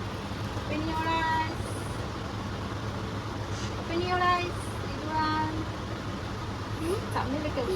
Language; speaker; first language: Hindi; non-native, local second language; Bangla